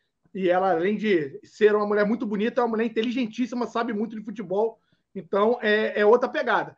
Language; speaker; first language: Portuguese; native; Portuguese